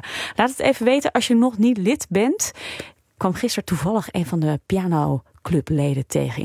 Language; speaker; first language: Dutch; native; Dutch